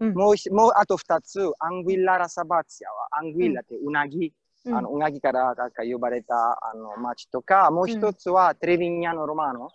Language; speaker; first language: Japanese; non-native, fluent; Italian